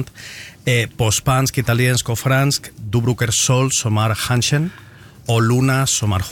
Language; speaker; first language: Norwegian; non-native, fluent; Spanish